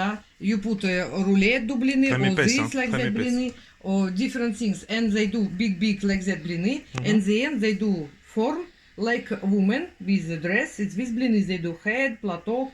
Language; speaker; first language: English; non-native, learner; Russian